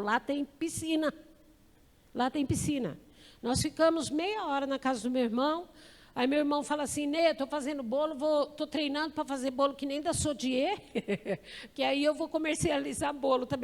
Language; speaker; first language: Portuguese; native; Portuguese